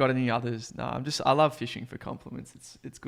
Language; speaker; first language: English; native; English